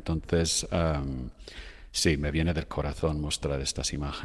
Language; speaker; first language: Spanish; non-native, fluent; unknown